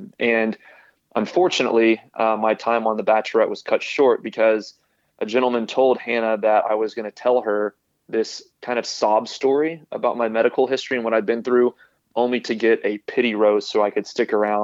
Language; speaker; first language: English; native; English